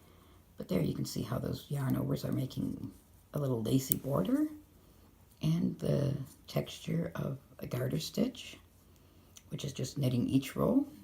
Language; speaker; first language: English; native; English